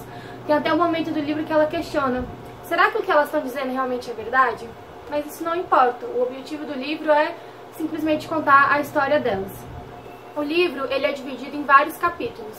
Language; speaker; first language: Portuguese; native; Portuguese